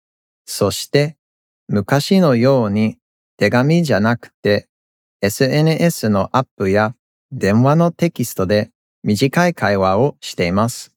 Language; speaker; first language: Japanese; non-native, fluent; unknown